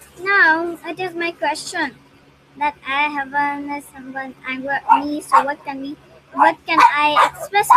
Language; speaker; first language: English; non-native, learner; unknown